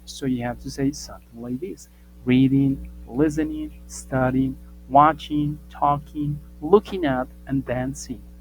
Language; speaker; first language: English; non-native, fluent; Spanish